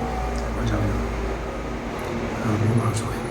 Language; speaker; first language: Chinese; non-native, fluent; Italian